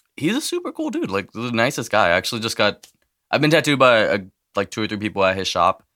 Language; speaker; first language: English; native; English